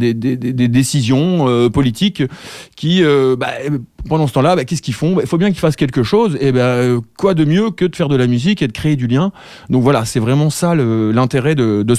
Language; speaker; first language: French; native; French